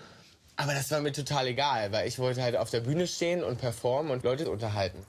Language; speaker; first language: German; native; German